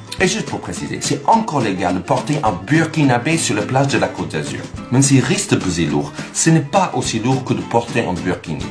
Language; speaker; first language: French; non-native, fluent; English